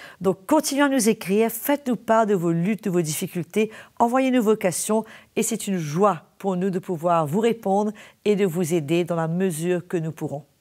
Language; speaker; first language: French; native; French